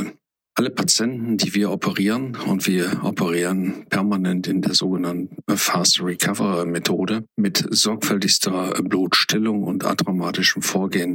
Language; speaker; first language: German; native; German